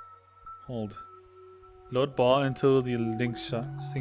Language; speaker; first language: English; native; English